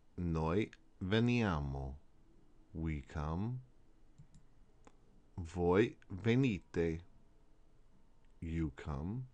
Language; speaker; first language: Italian; non-native, fluent; English